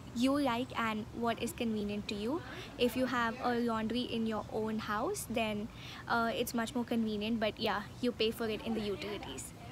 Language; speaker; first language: English; non-native, local second language; Hindi